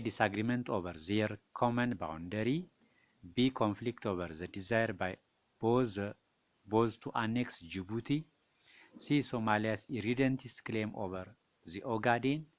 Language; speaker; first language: English; non-native, local second language; Amharic